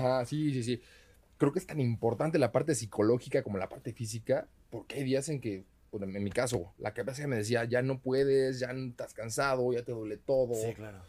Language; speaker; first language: Spanish; native; Spanish